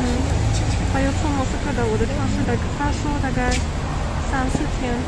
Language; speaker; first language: Chinese; non-native, learner; Russian